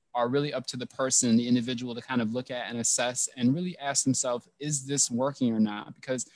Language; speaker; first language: English; native; English